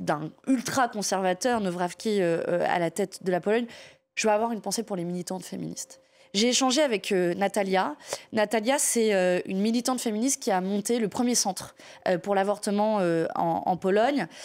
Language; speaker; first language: French; native; French